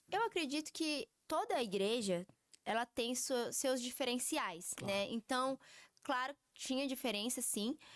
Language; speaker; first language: Portuguese; early bilingual, heritage; Portuguese